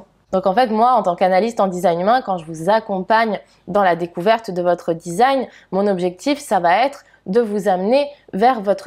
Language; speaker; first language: French; native; French